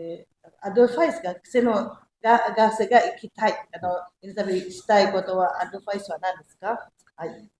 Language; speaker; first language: Japanese; non-native, learner; Indonesian